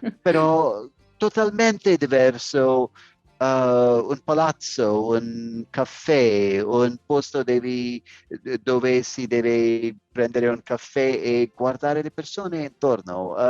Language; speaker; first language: Italian; non-native, learner; English